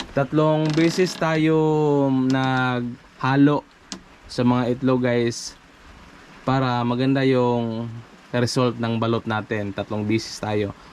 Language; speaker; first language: Filipino; non-native, local second language; Cebuano